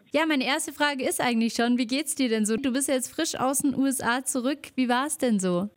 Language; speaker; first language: German; native; German